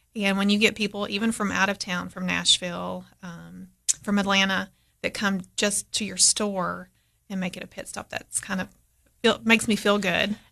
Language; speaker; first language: English; native; English